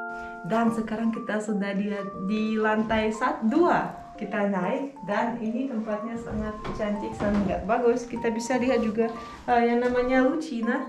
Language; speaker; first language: Indonesian; non-native, fluent; Russian